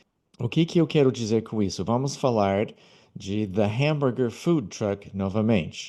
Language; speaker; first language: Portuguese; non-native, fluent; English